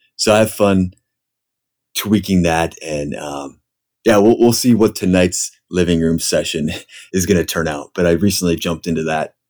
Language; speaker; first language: English; native; English